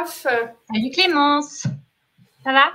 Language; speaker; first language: French; native; French